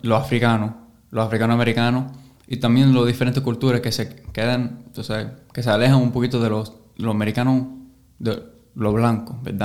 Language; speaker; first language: Spanish; early bilingual, heritage; English